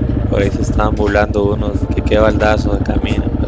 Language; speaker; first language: Spanish; native; Spanish